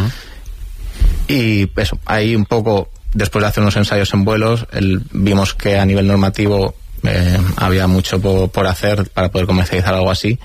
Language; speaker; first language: Spanish; native; Spanish